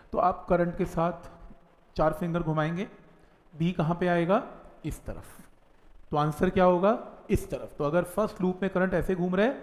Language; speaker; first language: Hindi; native; Hindi